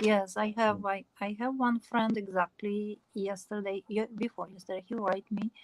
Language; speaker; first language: English; non-native, learner; Ukrainian